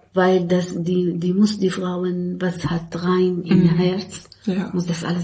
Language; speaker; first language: German; non-native, learner; Arabic